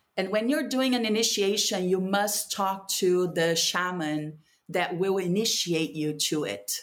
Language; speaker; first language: English; non-native, fluent; Portuguese